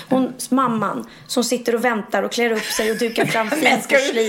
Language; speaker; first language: Swedish; native; Swedish